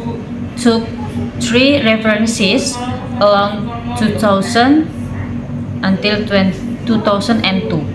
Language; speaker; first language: English; non-native, learner; Indonesian